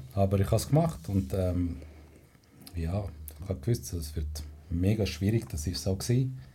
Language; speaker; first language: German; non-native, fluent; Spanish